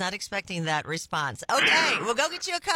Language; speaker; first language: English; native; English